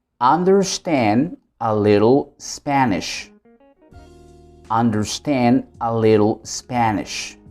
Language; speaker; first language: English; non-native, fluent; Spanish